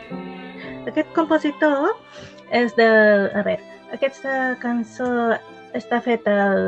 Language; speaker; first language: Catalan; non-native, fluent; Japanese